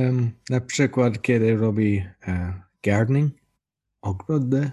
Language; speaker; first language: Polish; non-native, learner; English